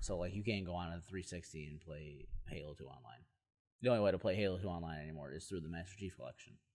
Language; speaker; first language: English; native; English